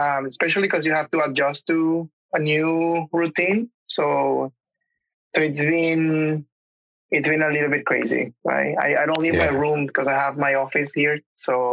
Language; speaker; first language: English; non-native, fluent; Spanish